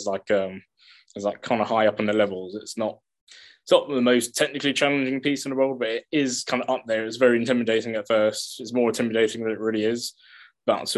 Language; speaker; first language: English; native; English